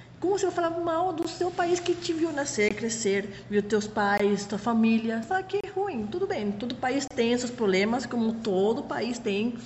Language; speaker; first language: Portuguese; non-native, fluent; Spanish